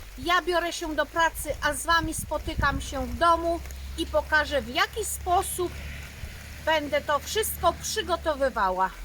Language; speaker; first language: Polish; native; Polish